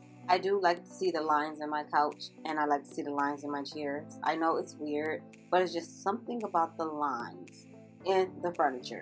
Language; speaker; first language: English; native; English